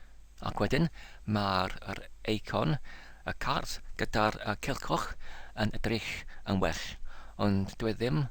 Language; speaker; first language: Welsh; non-native, learner; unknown